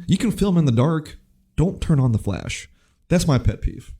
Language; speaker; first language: English; native; English